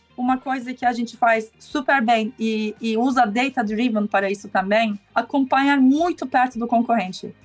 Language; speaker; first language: Portuguese; non-native, fluent; Turkish